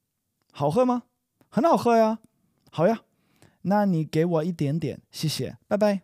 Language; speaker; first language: Chinese; non-native, learner; English